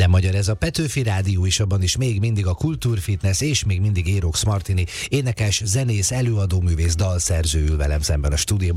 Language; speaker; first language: Hungarian; native; Hungarian